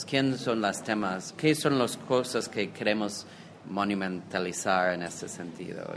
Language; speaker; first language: Spanish; non-native, fluent; English